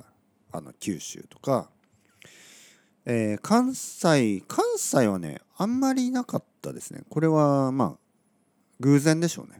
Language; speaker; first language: Japanese; native; Japanese